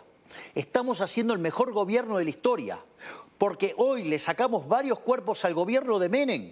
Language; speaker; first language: Spanish; native; Spanish